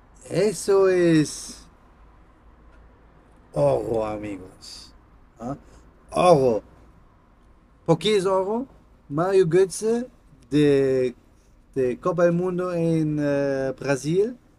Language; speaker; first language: Spanish; non-native, learner; German